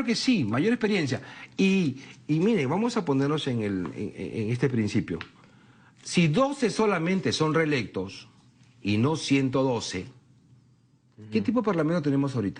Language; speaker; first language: Spanish; native; Spanish